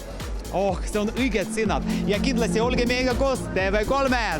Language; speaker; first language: Estonian; non-native, local second language; Russian